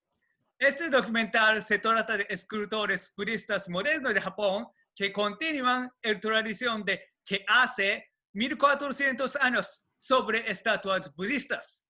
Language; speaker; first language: Spanish; non-native, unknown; Japanese